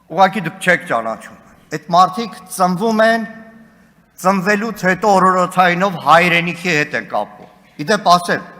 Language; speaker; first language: Armenian; native; Armenian